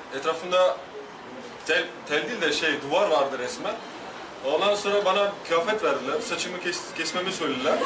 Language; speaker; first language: Turkish; non-native, fluent; Slovak